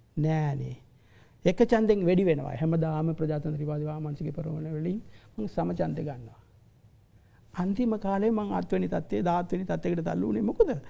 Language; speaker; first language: Sinhala; non-native, local second language; Tamil